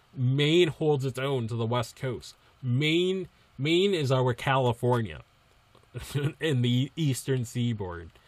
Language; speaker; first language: English; native; English